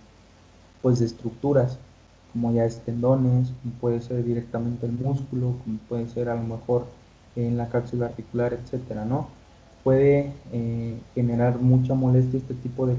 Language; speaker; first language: Spanish; native; Spanish